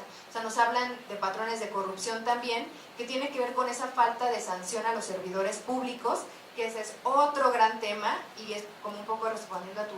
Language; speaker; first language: Spanish; native; Spanish